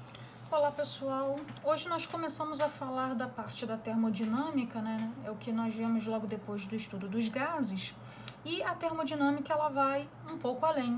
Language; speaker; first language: Portuguese; native; Portuguese